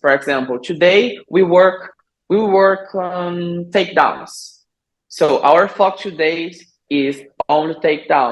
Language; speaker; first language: English; non-native, learner; Portuguese